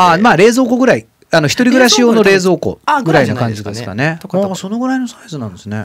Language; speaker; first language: Japanese; native; Japanese